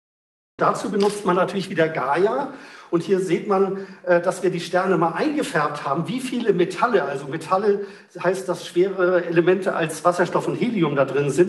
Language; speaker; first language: German; native; German